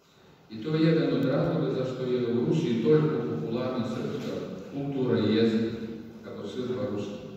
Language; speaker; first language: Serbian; non-native, fluent; Russian